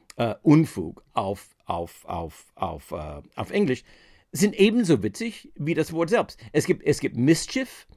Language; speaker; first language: German; non-native, fluent; English